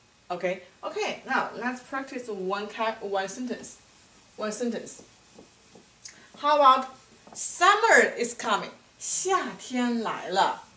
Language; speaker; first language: English; non-native, fluent; Chinese